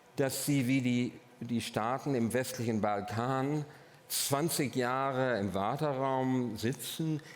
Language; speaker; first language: German; non-native, fluent; English